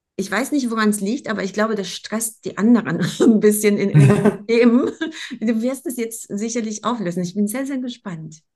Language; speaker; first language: German; non-native, fluent; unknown